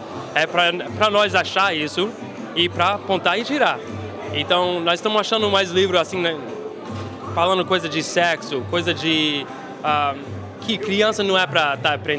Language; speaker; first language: Portuguese; early bilingual, heritage; Portuguese